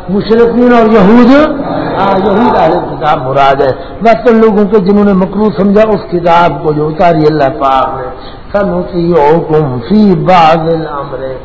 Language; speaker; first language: Urdu; non-native, local second language; Pashto